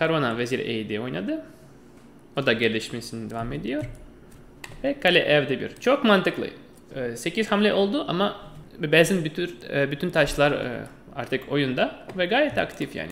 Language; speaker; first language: Turkish; non-native, fluent; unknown